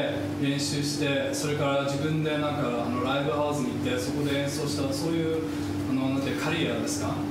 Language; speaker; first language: Japanese; non-native, fluent; German